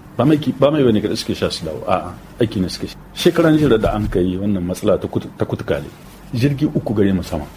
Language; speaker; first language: Hausa; native; Hausa